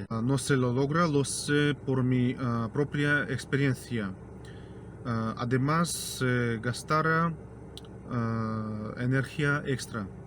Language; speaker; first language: Spanish; non-native, fluent; Russian